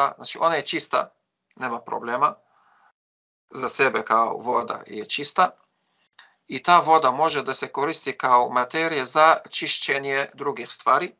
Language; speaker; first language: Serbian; non-native, fluent; Arabic